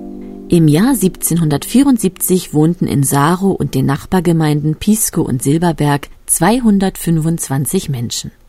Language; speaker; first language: German; native; German